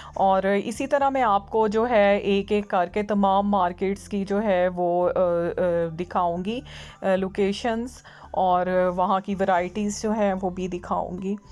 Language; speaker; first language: Urdu; native; Urdu